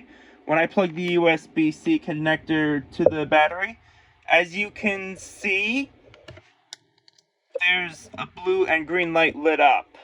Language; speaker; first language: English; native; English